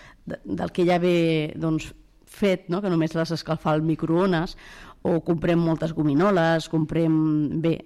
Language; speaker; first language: Catalan; native; Catalan